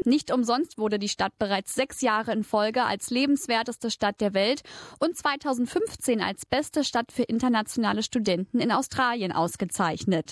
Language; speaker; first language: German; native; German